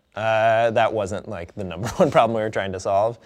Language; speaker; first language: English; native; English